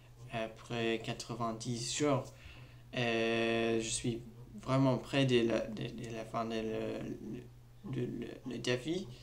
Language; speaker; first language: French; non-native, learner; English